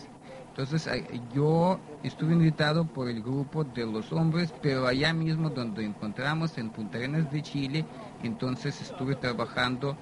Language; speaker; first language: Spanish; non-native, fluent; Russian